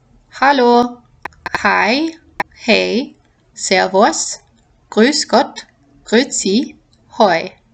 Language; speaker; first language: German; non-native, fluent; English